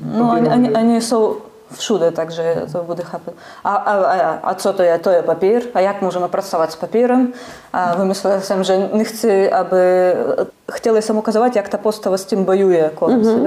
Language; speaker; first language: Czech; non-native, learner; Russian